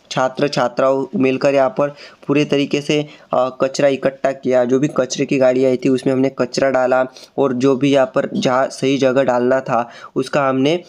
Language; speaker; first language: Hindi; non-native, local second language; Marathi